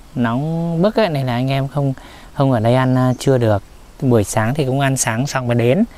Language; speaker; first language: Vietnamese; non-native, local second language; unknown